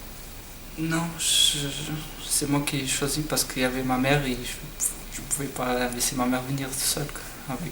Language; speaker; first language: French; non-native, learner; Portuguese